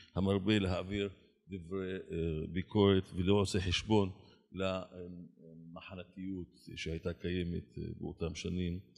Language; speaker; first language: Hebrew; non-native, local second language; Arabic